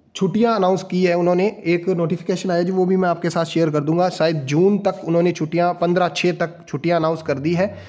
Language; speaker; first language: Hindi; non-native, local second language; Punjabi